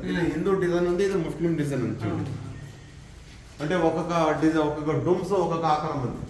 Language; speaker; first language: Telugu; non-native, local second language; Kannada